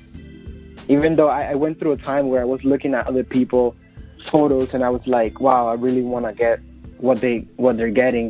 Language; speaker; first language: English; non-native, fluent; Spanish